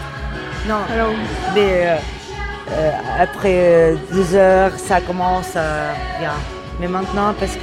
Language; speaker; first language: French; non-native, learner; Portuguese